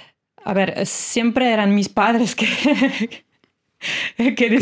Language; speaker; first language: Spanish; non-native, fluent; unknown